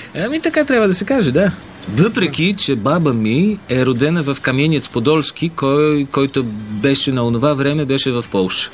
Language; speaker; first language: Bulgarian; early bilingual, heritage; Polish